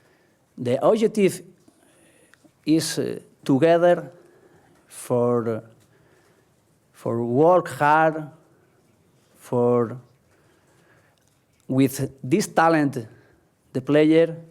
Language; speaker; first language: English; non-native, learner; Spanish